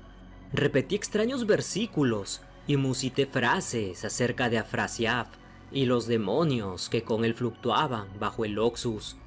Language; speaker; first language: Spanish; native; Spanish